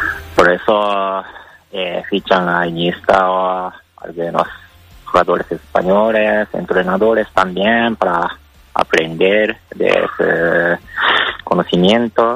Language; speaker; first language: Spanish; non-native, fluent; Japanese